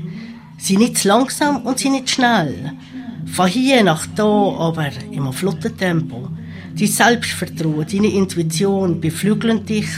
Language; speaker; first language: German; native; German